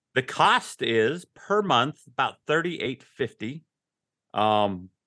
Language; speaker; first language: English; native; English